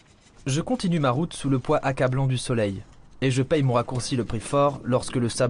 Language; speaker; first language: French; native; French